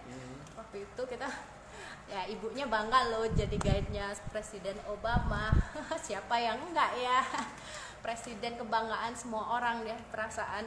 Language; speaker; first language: Indonesian; non-native, local second language; Balinese